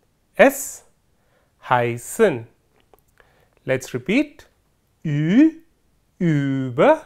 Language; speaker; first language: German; non-native, fluent; Hindi